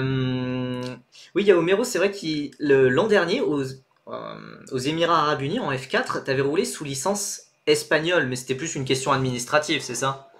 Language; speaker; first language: French; native; French